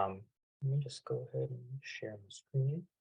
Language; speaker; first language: English; native; English